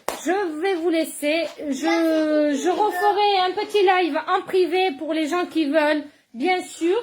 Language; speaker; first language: French; native; French